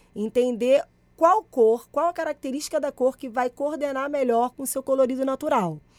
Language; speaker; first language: Portuguese; early bilingual, other home language; Spanish